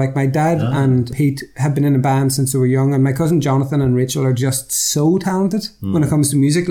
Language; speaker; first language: English; native; English